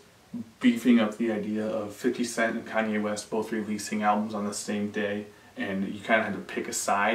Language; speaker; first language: English; native; English